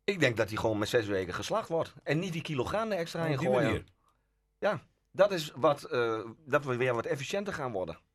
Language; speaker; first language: Dutch; native; Dutch